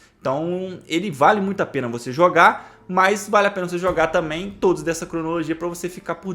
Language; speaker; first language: Portuguese; native; Portuguese